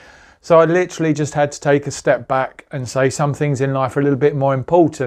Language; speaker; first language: English; native; English